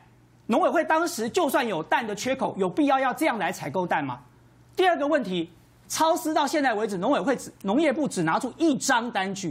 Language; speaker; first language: Chinese; native; Chinese